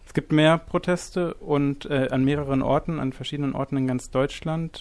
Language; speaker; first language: German; native; German